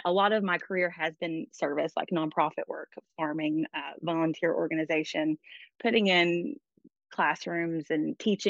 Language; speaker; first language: English; native; English